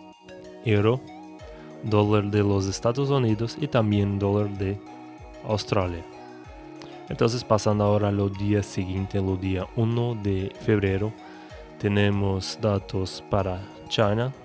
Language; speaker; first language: Spanish; non-native, learner; Portuguese